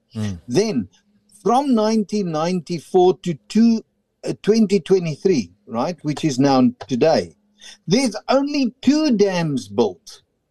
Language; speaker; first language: English; non-native, local second language; Afrikaans